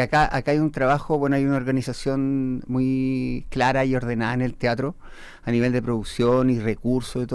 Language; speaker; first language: Spanish; native; Spanish